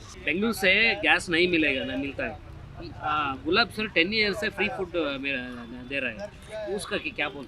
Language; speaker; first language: Hindi; non-native, local second language; Kannada